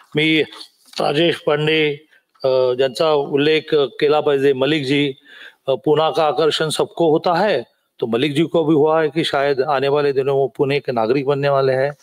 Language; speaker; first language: Hindi; non-native, local second language; Marathi